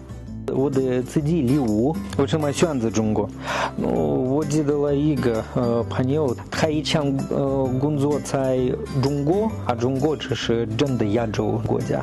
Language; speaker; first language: Chinese; non-native, learner; Russian